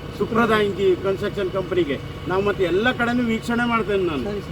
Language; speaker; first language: Kannada; native; Kannada